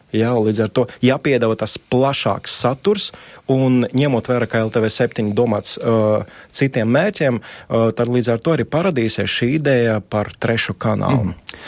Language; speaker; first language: Latvian; non-native, local second language; Russian